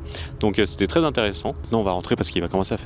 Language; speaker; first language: French; native; French